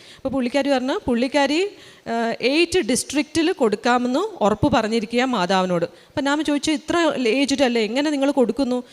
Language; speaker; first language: Malayalam; early bilingual, heritage; Malayalam